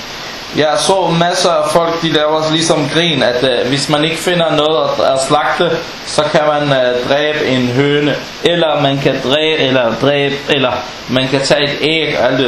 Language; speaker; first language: Danish; non-native, fluent; Arabic